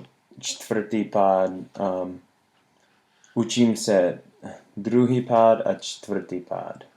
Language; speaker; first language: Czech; non-native, learner; English